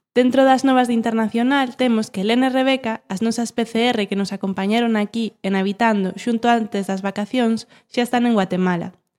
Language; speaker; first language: Galician; non-native, local second language; Spanish